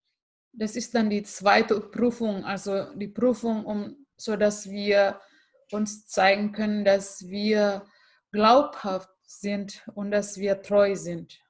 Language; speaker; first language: German; non-native, fluent; Indonesian